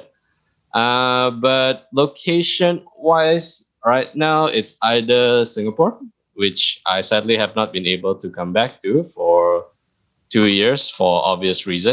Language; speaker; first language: English; early bilingual, other home language; Indonesian